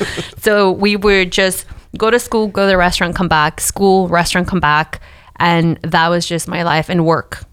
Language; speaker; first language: English; early bilingual, other home language; Spanish